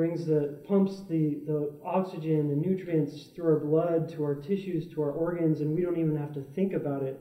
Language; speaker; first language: English; native; English